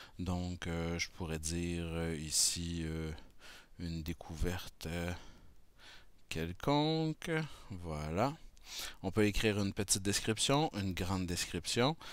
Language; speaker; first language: French; native; French